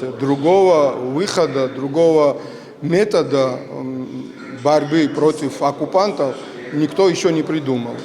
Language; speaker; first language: Russian; non-native, local second language; Georgian